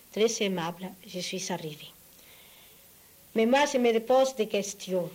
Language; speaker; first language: French; non-native, fluent; Spanish